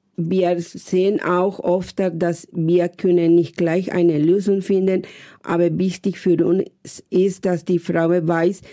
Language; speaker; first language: German; non-native, fluent; Spanish